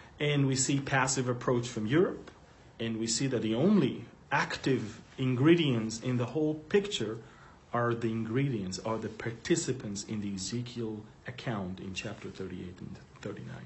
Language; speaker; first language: English; non-native, fluent; Hebrew